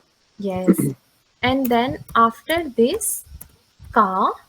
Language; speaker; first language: English; non-native, local second language; Hindi